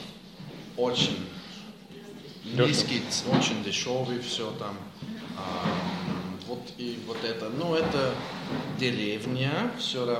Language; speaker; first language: Russian; non-native, learner; Dutch